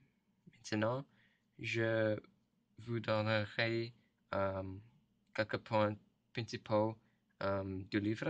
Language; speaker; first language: French; non-native, learner; English